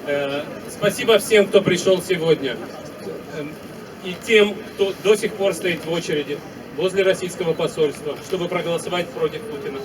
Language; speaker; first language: Russian; native; Russian